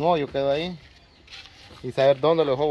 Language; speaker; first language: Spanish; native; Spanish